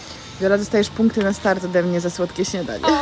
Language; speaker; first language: Polish; native; Polish